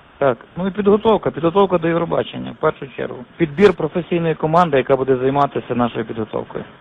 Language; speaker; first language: Ukrainian; native; Ukrainian